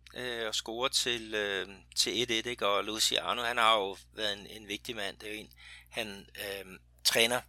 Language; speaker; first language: Danish; native; Danish